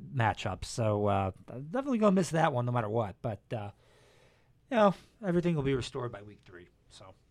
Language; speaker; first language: English; native; English